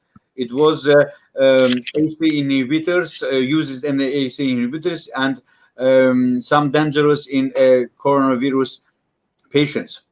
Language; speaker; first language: English; non-native, learner; Russian